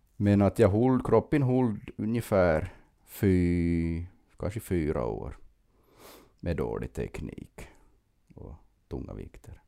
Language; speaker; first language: Swedish; native; Swedish